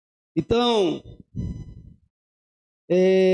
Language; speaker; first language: Portuguese; native; Portuguese